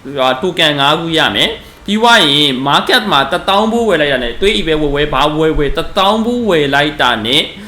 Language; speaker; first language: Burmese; native; Burmese